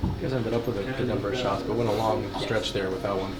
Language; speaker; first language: English; native; English